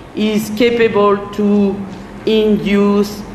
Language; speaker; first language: English; non-native, fluent; French